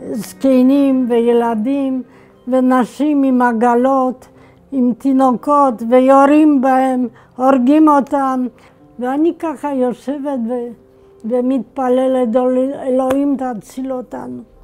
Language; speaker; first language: Hebrew; non-native, fluent; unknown